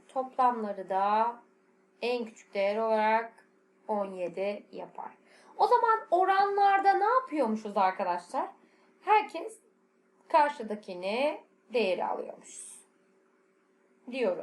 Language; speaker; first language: Turkish; native; Turkish